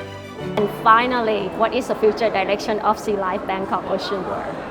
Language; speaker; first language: English; non-native, learner; Thai